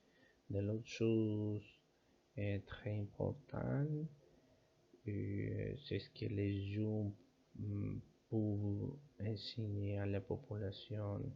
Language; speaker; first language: French; non-native, learner; Spanish